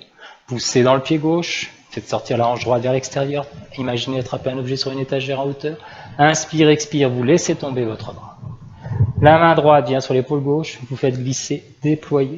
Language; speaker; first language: French; native; French